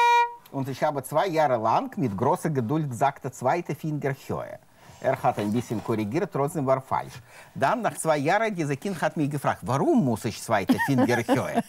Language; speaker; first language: German; non-native, learner; Russian